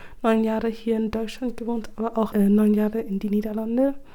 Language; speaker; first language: German; early bilingual, other home language; English